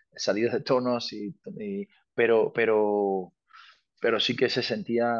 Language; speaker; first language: Spanish; native; Spanish